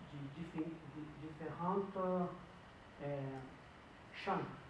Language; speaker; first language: French; non-native, learner; Portuguese